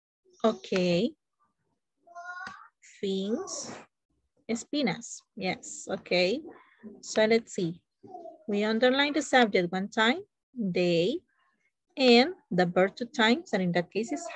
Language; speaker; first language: English; non-native, learner; Spanish